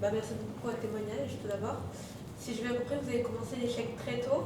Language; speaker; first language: French; native; French